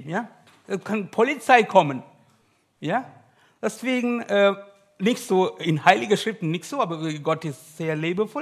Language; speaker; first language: German; non-native, learner; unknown